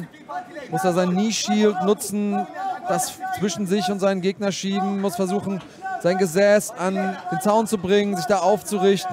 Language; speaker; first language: German; native; German